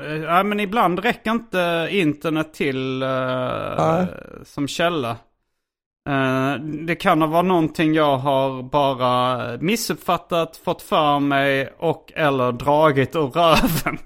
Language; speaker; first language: Swedish; native; Swedish